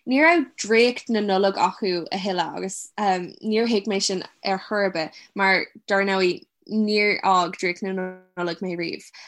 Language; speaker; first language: Irish; non-native, local second language; English